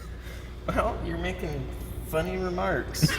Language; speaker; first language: English; native; English